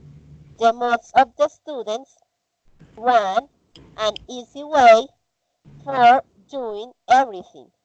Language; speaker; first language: English; non-native, learner; Spanish